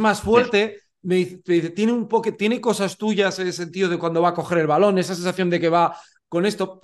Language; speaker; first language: Spanish; native; Spanish